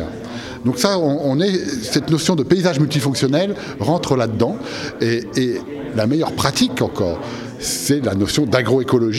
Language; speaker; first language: French; native; French